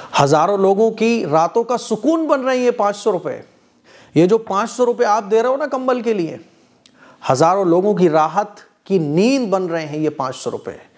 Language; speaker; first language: Hindi; native; Hindi